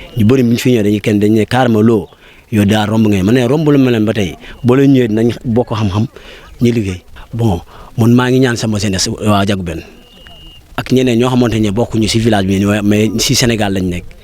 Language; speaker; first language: Wolof; non-native, local second language; Jola-Fonyi